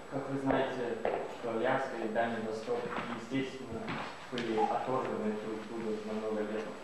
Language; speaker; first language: Russian; non-native, fluent; English